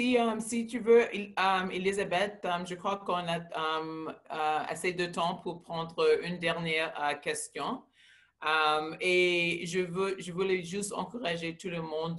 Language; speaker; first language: French; non-native, local second language; English